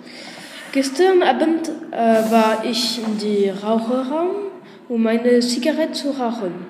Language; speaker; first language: German; non-native, learner; French